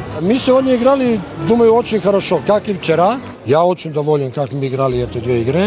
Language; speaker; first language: Russian; non-native, fluent; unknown